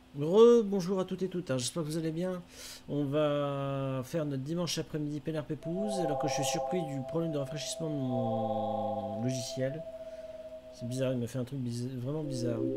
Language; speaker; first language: French; native; French